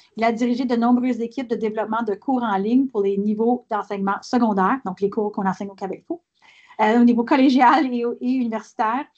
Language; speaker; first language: French; native; French